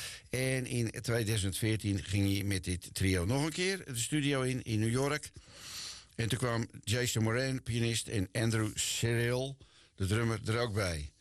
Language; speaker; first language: Dutch; native; Dutch